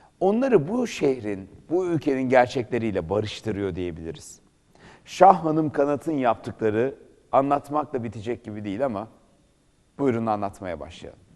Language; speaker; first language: Turkish; native; Turkish